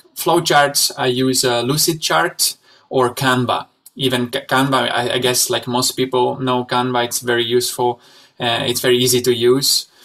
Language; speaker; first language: English; non-native, fluent; Italian